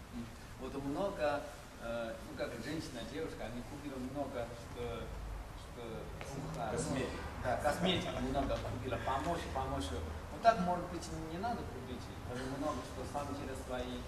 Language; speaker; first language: Russian; non-native, learner; Chinese